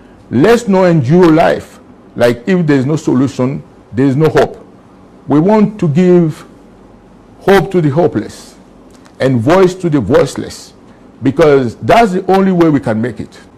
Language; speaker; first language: English; non-native, local second language; French